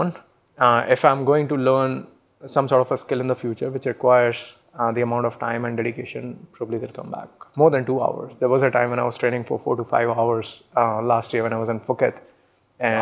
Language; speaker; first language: English; non-native, local second language; Hindi